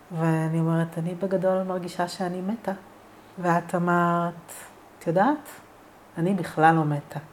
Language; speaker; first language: Hebrew; native; Hebrew